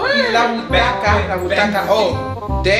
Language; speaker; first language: Spanish; early bilingual, heritage; Spanish